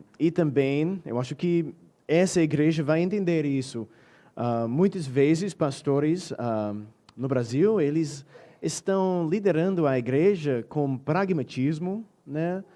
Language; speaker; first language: Portuguese; non-native, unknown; English